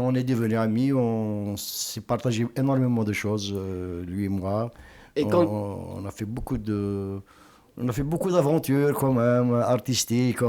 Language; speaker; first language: French; non-native, local second language; Kabyle